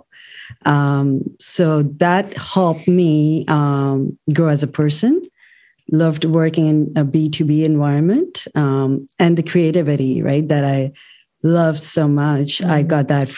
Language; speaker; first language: English; non-native, local second language; Urdu